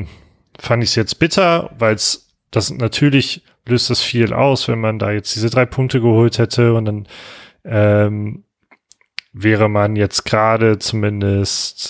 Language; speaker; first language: German; native; German